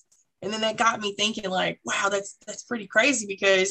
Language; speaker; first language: English; native; English